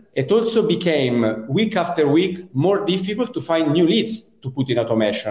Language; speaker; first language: English; non-native, fluent; Italian